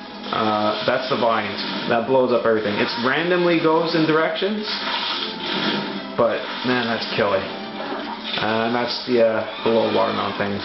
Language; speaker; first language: English; native; English